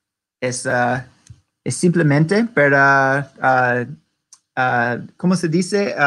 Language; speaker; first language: Spanish; non-native, learner; English